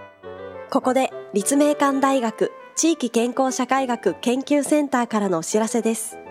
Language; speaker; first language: Japanese; native; Japanese